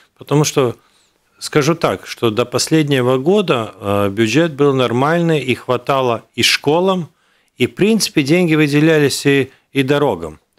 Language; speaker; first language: Russian; non-native, local second language; Latvian